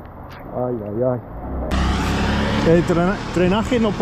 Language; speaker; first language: Spanish; non-native, learner; English